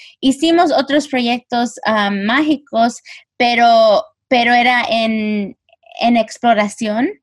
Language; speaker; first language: Spanish; early bilingual, heritage; Spanish